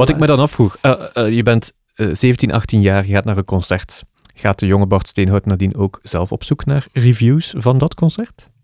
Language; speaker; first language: Dutch; native; Dutch